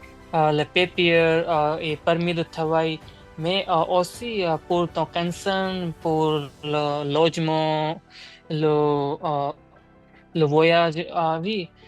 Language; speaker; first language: French; non-native, learner; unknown